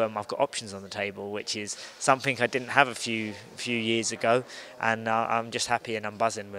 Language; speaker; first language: English; native; English